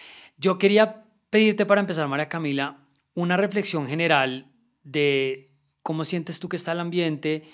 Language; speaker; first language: Spanish; native; Spanish